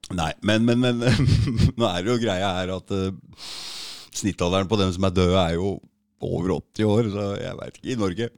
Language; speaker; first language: Norwegian; native; Norwegian